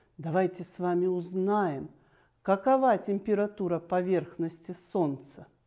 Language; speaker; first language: Russian; native; Russian